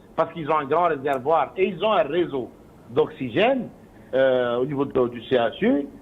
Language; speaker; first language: French; non-native, local second language; Arabic